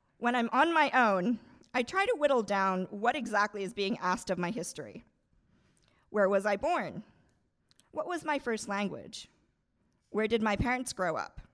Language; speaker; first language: English; non-native, local second language; Bangla